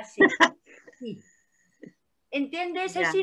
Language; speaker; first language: Spanish; non-native, learner; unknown